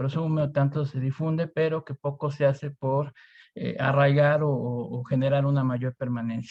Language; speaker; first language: Spanish; native; Spanish